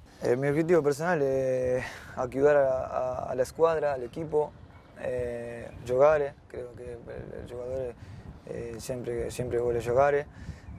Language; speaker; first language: Italian; non-native, fluent; Spanish